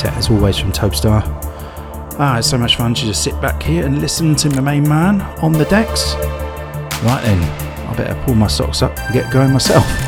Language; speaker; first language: English; native; English